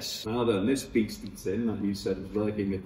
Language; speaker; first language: English; native; English